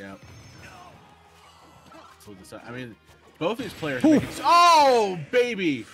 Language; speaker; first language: English; native; English